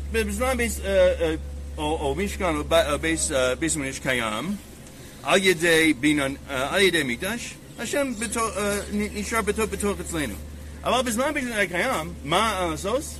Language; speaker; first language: Hebrew; non-native, learner; English